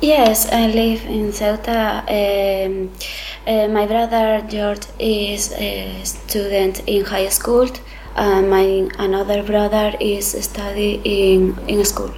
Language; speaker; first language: English; non-native, learner; Spanish